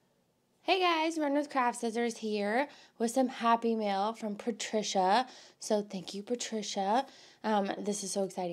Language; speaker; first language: English; native; English